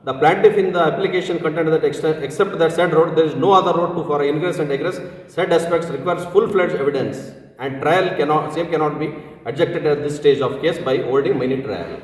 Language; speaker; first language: English; non-native, local second language; Kannada